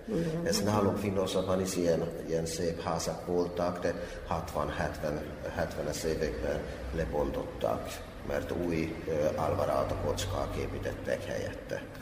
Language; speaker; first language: Hungarian; non-native, fluent; Finnish